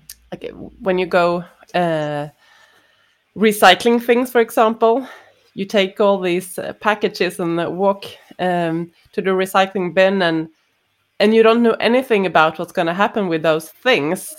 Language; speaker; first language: English; non-native, fluent; Swedish